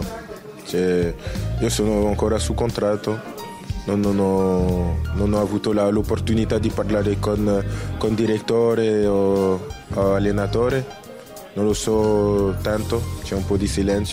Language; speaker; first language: Italian; non-native, fluent; French